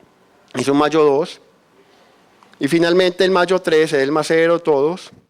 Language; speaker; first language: Spanish; native; Spanish